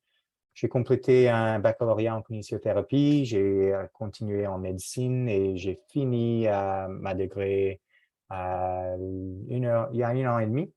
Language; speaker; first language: French; non-native, fluent; English